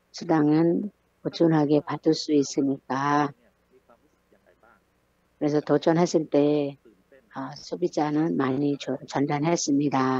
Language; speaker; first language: Korean; non-native, learner; Thai